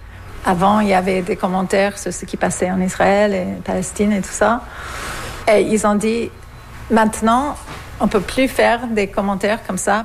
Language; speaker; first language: French; non-native, fluent; English